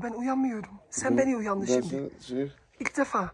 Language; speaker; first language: Turkish; early bilingual, heritage; Turkish